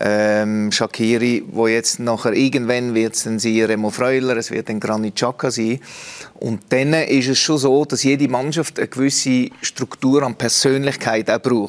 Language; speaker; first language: German; native; German